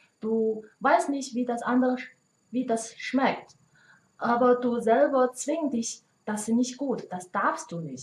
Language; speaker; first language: German; non-native, learner; Chinese